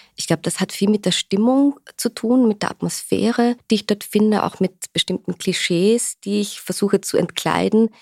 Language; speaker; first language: German; native; German